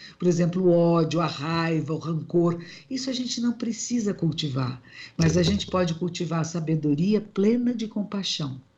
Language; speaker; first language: Portuguese; native; Portuguese